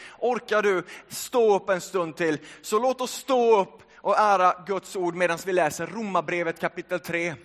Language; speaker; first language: Swedish; early bilingual, other home language; Finnish